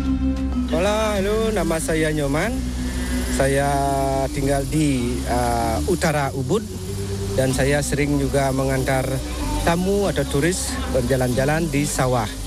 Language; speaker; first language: Indonesian; non-native, local second language; Balinese